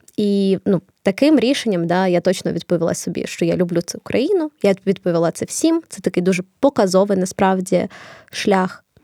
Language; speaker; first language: Ukrainian; non-native, local second language; Russian